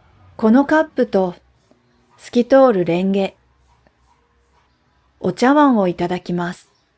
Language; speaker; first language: Japanese; native; Japanese